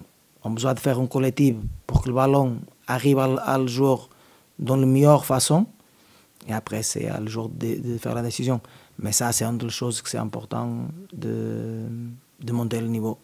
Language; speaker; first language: French; non-native, learner; Portuguese